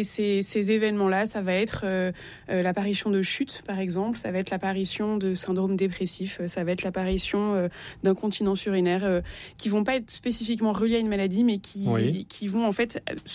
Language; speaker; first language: French; native; French